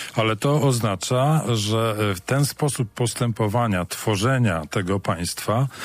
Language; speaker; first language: Polish; native; Polish